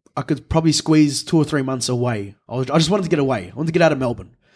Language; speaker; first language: English; native; English